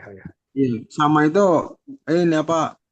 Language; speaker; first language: Indonesian; native; Indonesian